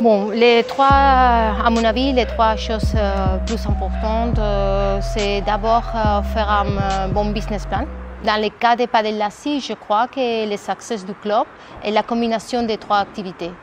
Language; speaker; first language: French; non-native, fluent; Spanish